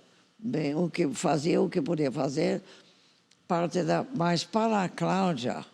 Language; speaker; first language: Portuguese; non-native, fluent; English